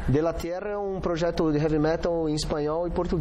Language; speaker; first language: Portuguese; native; Portuguese